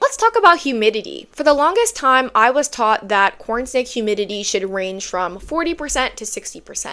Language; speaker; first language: English; native; English